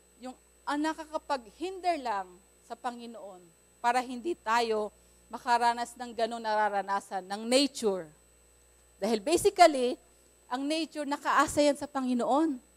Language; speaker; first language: Filipino; native; Filipino